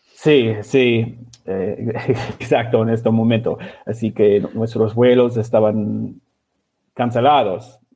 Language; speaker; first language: Spanish; non-native, learner; English